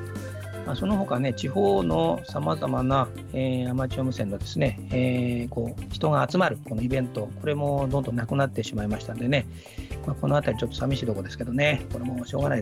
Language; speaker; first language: Japanese; native; Japanese